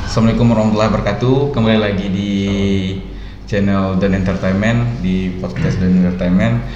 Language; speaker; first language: Indonesian; native; Indonesian